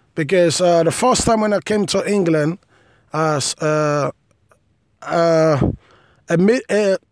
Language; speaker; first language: English; non-native, local second language; Krio